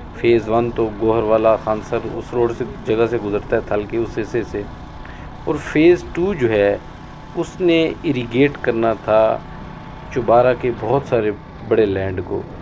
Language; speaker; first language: Urdu; non-native, local second language; Saraiki